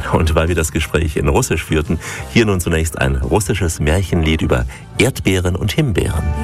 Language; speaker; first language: German; native; German